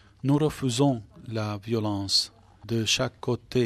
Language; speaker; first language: French; non-native, fluent; Arabic